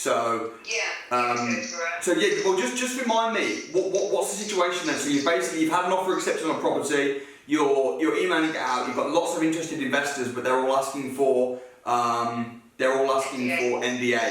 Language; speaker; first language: English; native; English